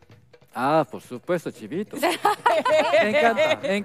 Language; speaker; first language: Spanish; non-native, fluent; Korean